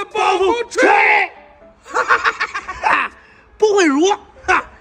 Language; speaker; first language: Chinese; native; Chinese